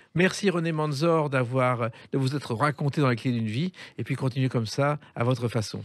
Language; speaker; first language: French; native; French